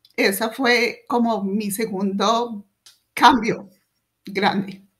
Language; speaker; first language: Spanish; native; Spanish